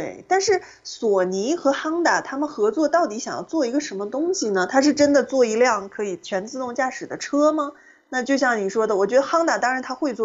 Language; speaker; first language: Chinese; native; Chinese